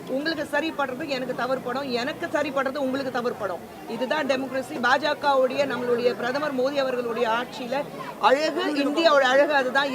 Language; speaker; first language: Tamil; non-native, fluent; Hindi